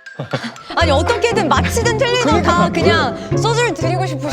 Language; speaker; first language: Korean; native; Korean